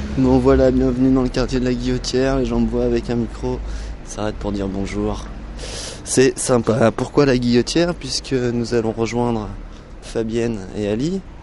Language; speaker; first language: French; native; French